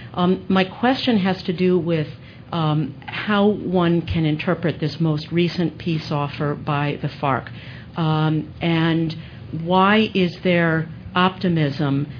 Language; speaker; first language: English; native; English